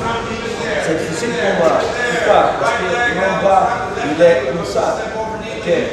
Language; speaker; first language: French; non-native, learner; Portuguese